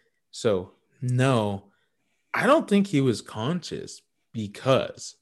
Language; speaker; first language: English; native; English